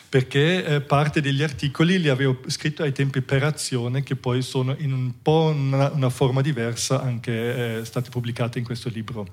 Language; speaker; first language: Italian; non-native, fluent; German